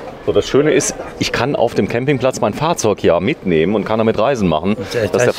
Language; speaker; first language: German; native; German